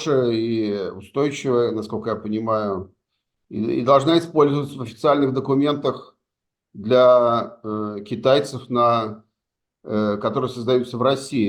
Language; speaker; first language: Russian; native; Russian